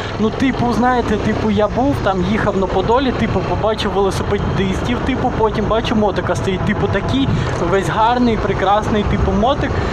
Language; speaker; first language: Ukrainian; non-native, local second language; Russian